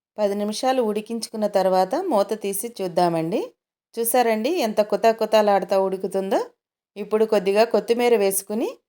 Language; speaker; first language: Telugu; native; Telugu